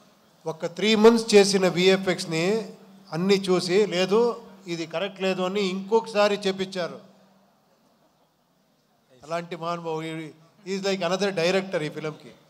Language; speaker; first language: Telugu; non-native, local second language; Kannada